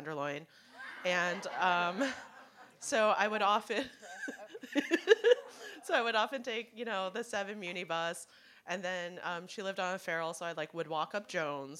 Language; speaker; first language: English; non-native, local second language; Cantonese